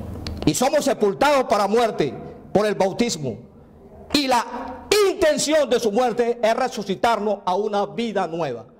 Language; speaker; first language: Spanish; native; Spanish